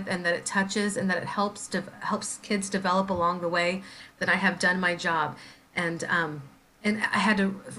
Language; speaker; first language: English; native; English